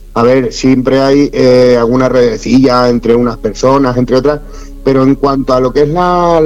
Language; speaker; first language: Spanish; native; Spanish